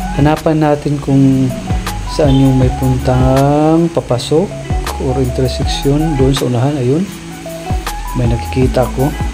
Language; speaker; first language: Filipino; non-native, local second language; Waray